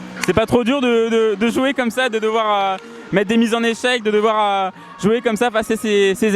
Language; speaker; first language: French; native; French